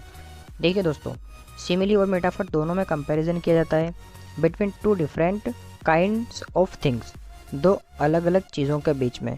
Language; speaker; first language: Hindi; native; Hindi